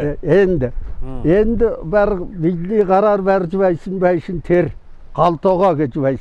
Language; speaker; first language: Mongolian; non-native, local second language; Kazakh